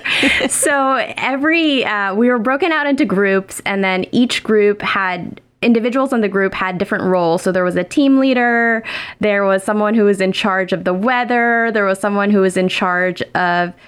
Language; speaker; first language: English; non-native, local second language; Filipino